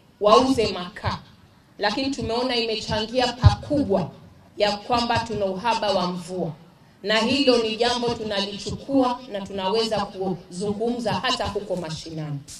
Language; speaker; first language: Swahili; native; Swahili